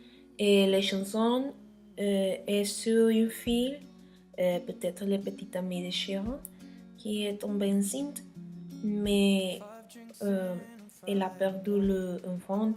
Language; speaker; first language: French; non-native, learner; Spanish